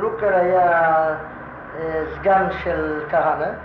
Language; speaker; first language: Hebrew; non-native, fluent; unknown